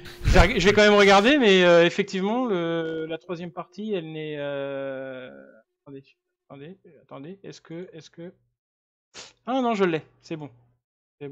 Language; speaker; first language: French; native; French